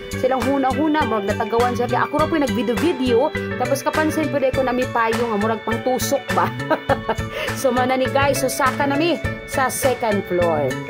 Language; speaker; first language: Cebuano; non-native, local second language; Hiligaynon